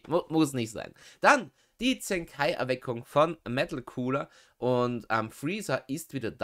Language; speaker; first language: German; native; German